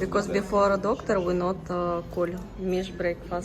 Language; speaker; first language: English; non-native, learner; Russian